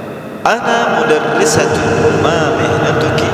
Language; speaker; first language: Arabic; non-native, fluent; Indonesian